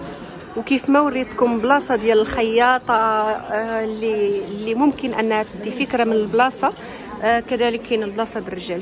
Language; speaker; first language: Arabic; native; Arabic